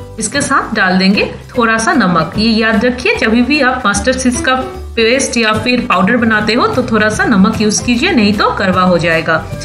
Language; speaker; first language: Hindi; non-native, local second language; Bangla